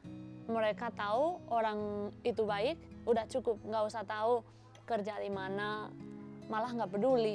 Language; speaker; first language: Indonesian; non-native, fluent; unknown